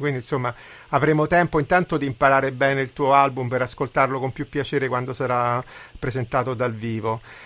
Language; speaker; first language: Italian; native; Italian